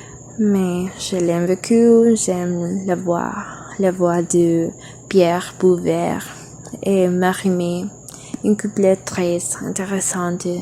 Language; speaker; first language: French; non-native, learner; Spanish